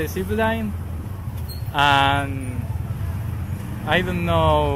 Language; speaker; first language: English; non-native, learner; Spanish